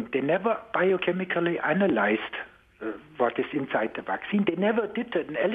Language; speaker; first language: English; non-native, fluent; German